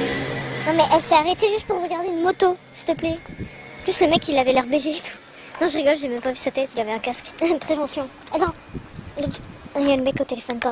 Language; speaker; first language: French; native; French